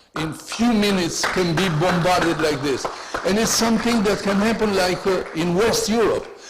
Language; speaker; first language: English; non-native, learner; Albanian